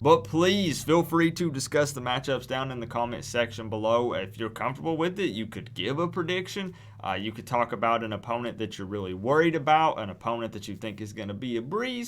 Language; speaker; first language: English; native; English